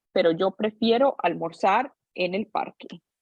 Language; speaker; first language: Spanish; non-native, fluent; English